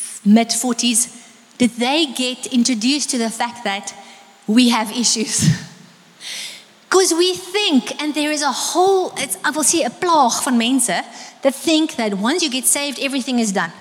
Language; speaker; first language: English; non-native, local second language; Afrikaans